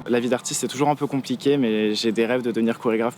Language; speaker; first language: French; native; French